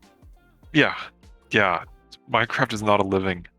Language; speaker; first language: English; native; English